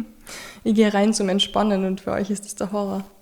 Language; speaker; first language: German; native; German